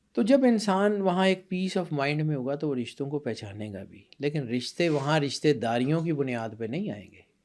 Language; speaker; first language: Urdu; non-native, local second language; Punjabi